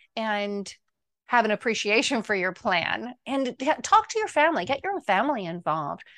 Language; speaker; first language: English; early bilingual, other home language; Italian